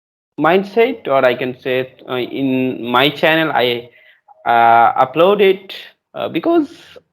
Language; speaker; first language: English; non-native, learner; Bangla